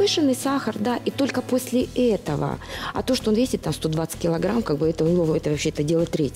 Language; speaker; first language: Russian; native; Russian